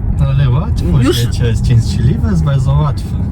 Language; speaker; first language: Polish; non-native, learner; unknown